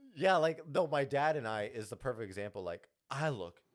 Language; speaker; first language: English; early bilingual, other home language; Hindi